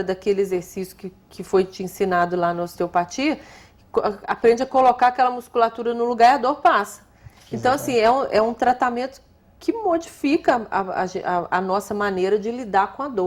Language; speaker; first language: Portuguese; native; Portuguese